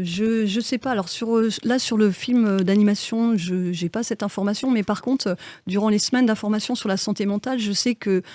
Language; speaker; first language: French; native; French